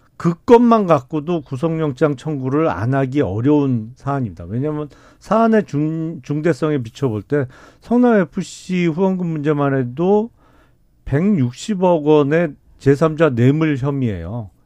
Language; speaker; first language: Korean; native; Korean